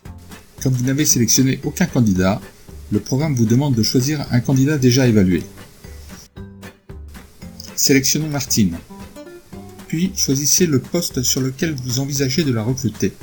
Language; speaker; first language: French; native; French